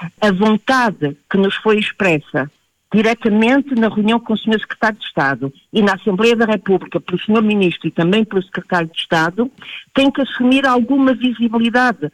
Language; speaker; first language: Portuguese; early bilingual, heritage; Portuguese